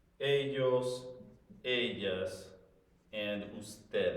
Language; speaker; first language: Spanish; non-native, fluent; English